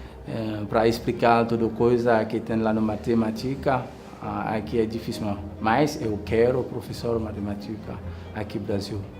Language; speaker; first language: Portuguese; non-native, learner; Haitian Creole